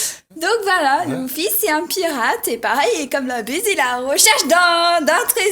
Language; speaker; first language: French; native; French